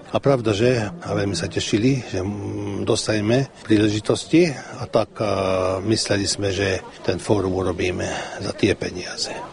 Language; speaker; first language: Slovak; early bilingual, heritage; Slovak